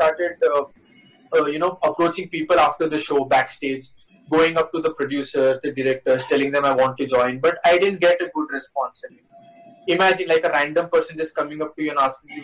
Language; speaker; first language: English; non-native, local second language; Hindi